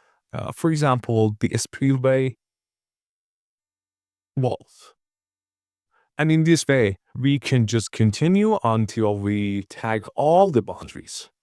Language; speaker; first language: English; non-native, fluent; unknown